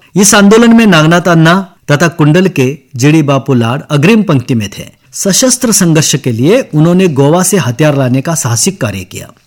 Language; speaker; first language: Hindi; non-native, local second language; Marathi